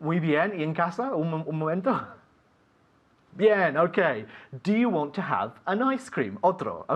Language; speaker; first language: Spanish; non-native, fluent; English